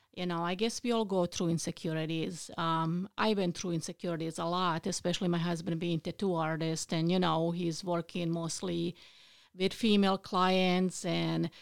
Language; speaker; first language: English; non-native, fluent; Bosnian